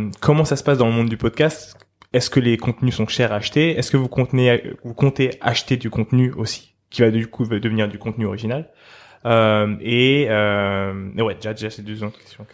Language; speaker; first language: French; native; French